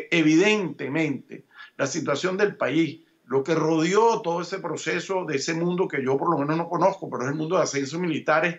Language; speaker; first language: Spanish; native; Spanish